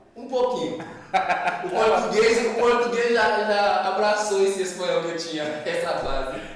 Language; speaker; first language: Portuguese; non-native, fluent; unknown